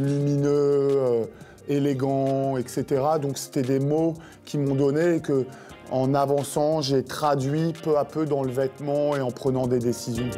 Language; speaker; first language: French; native; French